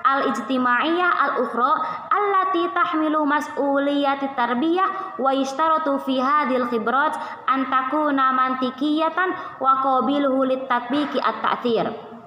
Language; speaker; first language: Arabic; non-native, learner; Indonesian